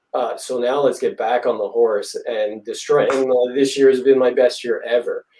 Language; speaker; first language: English; native; English